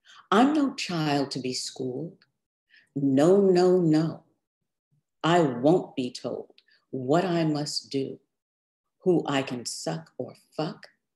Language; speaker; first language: English; native; English